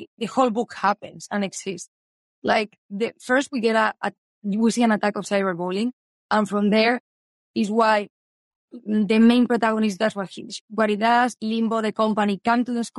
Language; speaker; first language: English; non-native, fluent; Spanish